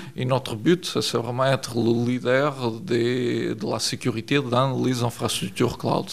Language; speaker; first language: French; non-native, fluent; Portuguese